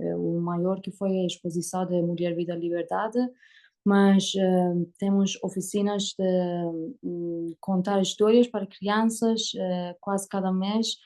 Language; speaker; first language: Portuguese; non-native, learner; Persian